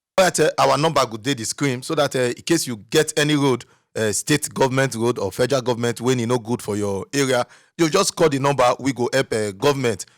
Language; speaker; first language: Nigerian Pidgin; native; Nigerian Pidgin